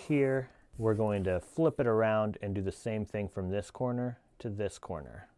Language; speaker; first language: English; native; English